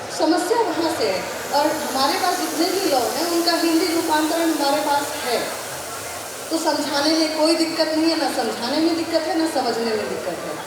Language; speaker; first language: Hindi; non-native, local second language; Maithili